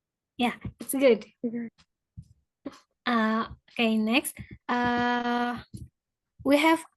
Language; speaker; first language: English; non-native, fluent; Indonesian